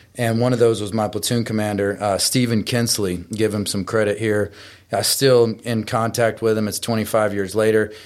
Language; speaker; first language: English; native; English